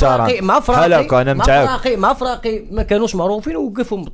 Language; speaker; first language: Arabic; native; Arabic